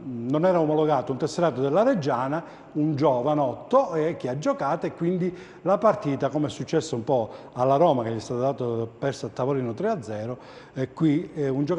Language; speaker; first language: Italian; native; Italian